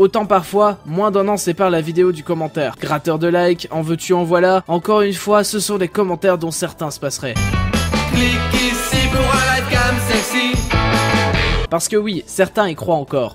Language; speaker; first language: French; native; French